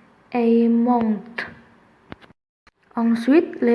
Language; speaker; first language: French; non-native, learner; Indonesian